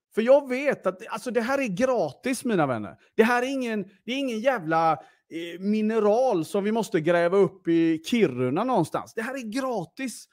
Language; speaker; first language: Swedish; early bilingual, other home language; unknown